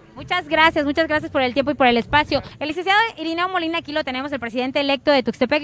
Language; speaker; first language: Spanish; native; Spanish